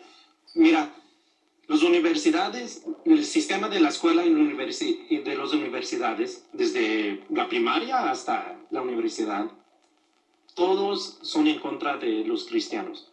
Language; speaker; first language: Spanish; early bilingual, other home language; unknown